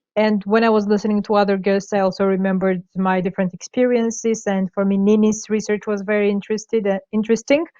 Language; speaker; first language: English; non-native, fluent; Georgian